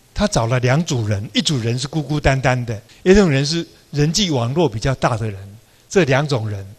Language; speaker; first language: Chinese; non-native, local second language; Min Nan Chinese